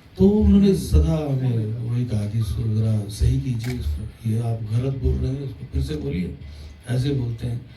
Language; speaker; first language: Hindi; early bilingual, heritage; Hindi